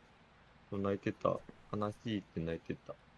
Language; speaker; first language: Japanese; native; Japanese